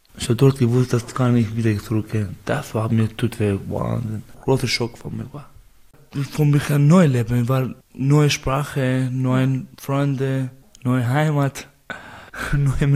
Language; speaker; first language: German; non-native, learner; Persian